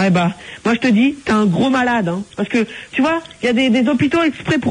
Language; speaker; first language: French; native; French